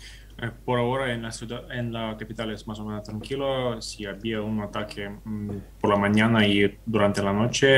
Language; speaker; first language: Spanish; non-native, fluent; Ukrainian